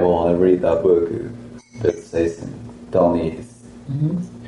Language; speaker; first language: English; non-native, learner; Spanish